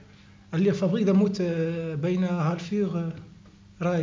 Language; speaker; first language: Dutch; non-native, learner; Arabic